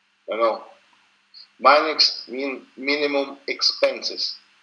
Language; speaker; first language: English; non-native, learner; Russian